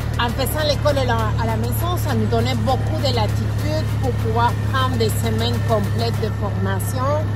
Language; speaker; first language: French; non-native, fluent; Spanish